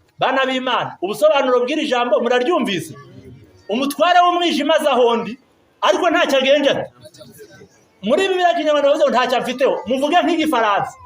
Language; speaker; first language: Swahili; non-native, local second language; Kinyarwanda